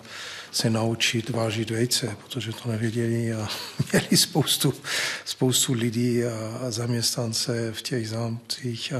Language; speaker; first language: Czech; early bilingual, heritage; Czech